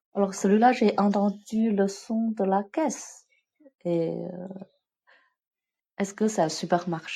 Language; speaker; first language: French; non-native, fluent; Chinese